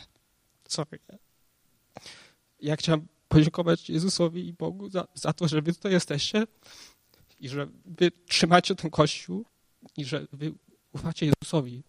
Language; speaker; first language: Polish; early bilingual, heritage; Polish